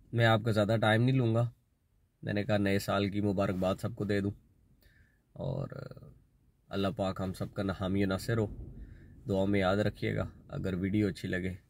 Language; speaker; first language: Urdu; non-native, local second language; Punjabi